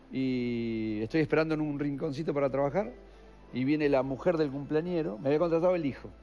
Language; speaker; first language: Spanish; native; Spanish